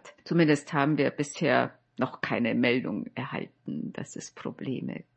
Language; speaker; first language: German; native; German